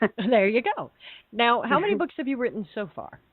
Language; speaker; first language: English; native; English